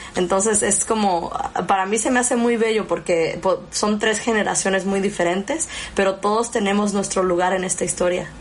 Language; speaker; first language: Spanish; early bilingual, heritage; Spanish